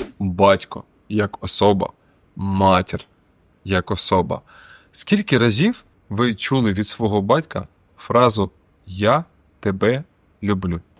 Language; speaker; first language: Ukrainian; non-native, local second language; Russian